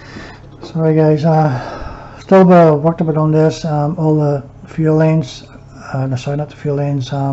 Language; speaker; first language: English; native; English